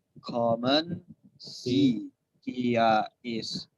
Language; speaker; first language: German; non-native, learner; Indonesian